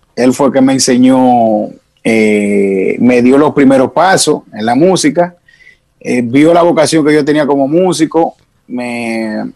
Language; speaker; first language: Spanish; native; Spanish